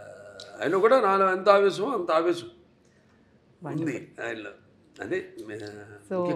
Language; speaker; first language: Telugu; native; Telugu